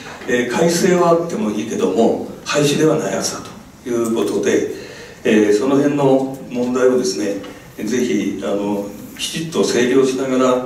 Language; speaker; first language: Japanese; native; Japanese